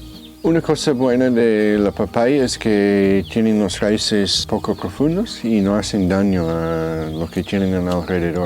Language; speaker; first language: Spanish; non-native, fluent; English